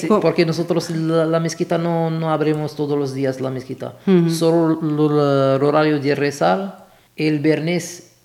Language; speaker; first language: Spanish; non-native, learner; Arabic